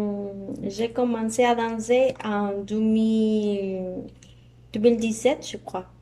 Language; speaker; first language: French; non-native, learner; Spanish